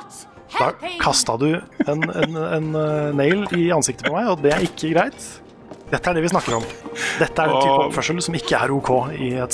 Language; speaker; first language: Norwegian; native; Norwegian